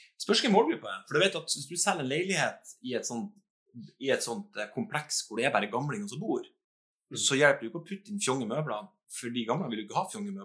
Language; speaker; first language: Norwegian; native; Norwegian